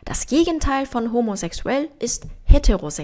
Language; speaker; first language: German; non-native, fluent; Korean